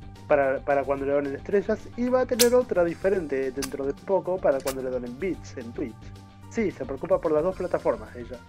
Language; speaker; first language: Spanish; native; Spanish